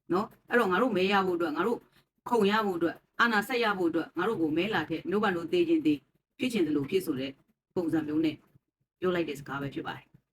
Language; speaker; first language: Burmese; native; Burmese